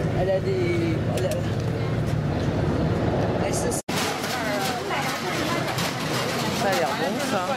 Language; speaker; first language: French; native; French